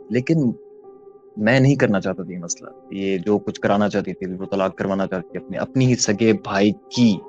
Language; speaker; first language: Urdu; early bilingual, heritage; Urdu